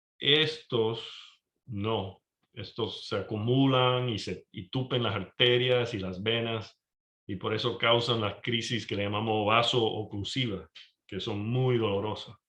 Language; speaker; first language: Spanish; early bilingual, heritage; Spanish